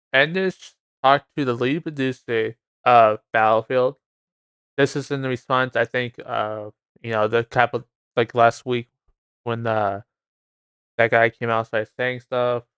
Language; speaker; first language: English; native; English